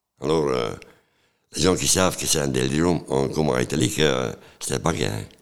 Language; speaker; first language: French; non-native, local second language; Dutch